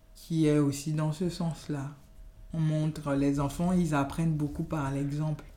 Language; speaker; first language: French; non-native, local second language; Yoruba